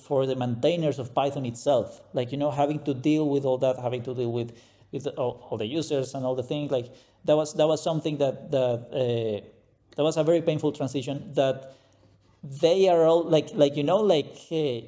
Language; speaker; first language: English; non-native, fluent; Spanish